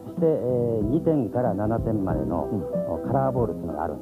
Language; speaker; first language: Japanese; native; Japanese